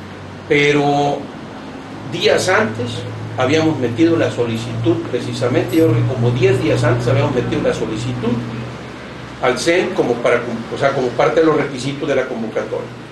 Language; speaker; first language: Spanish; native; Spanish